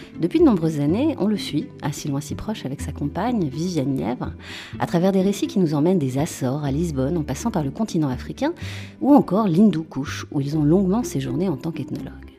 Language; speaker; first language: French; native; French